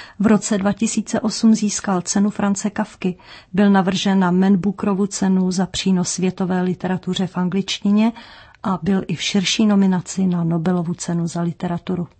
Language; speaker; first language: Czech; native; Czech